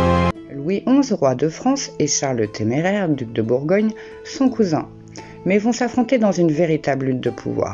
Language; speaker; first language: French; native; French